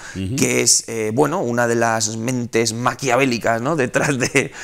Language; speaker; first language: Spanish; native; Spanish